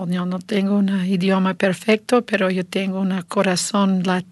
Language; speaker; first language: Spanish; non-native, learner; English